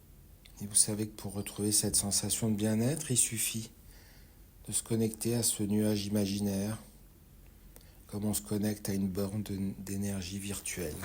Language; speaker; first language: French; native; French